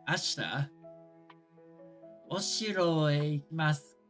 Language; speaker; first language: Japanese; non-native, learner; English